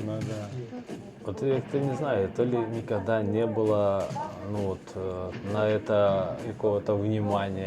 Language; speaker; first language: Russian; native; Russian